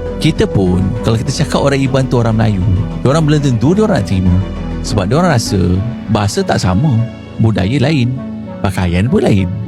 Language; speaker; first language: Malay; native; Malay